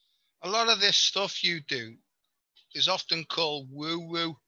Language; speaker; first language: English; native; English